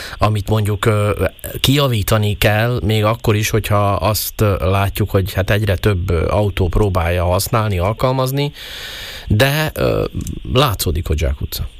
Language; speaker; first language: Hungarian; native; Hungarian